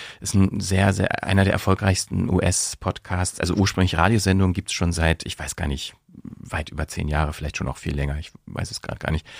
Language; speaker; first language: German; native; German